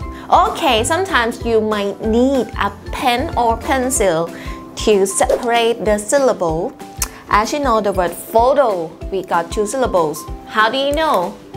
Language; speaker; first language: English; non-native, fluent; Thai